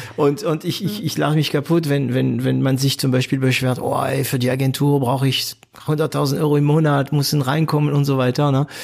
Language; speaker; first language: German; non-native, fluent; French